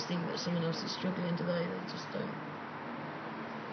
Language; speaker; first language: English; native; English